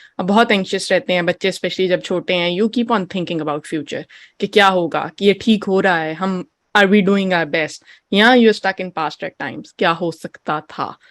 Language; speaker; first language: Urdu; native; Urdu